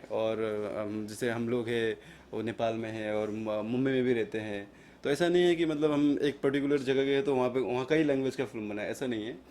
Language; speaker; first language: Hindi; non-native, fluent; Nepali